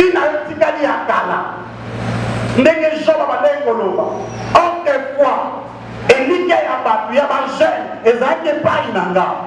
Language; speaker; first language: French; non-native, local second language; Lingala